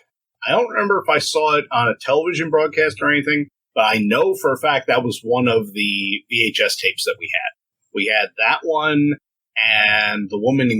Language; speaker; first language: English; native; English